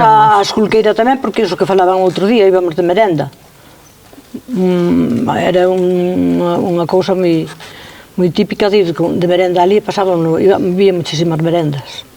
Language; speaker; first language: Galician; native; Galician